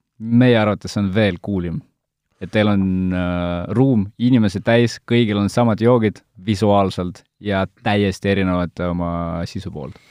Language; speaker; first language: Estonian; non-native, local second language; Russian